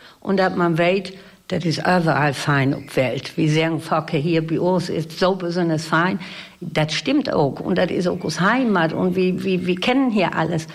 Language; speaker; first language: German; native; German